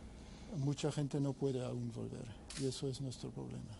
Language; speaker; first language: Spanish; non-native, fluent; English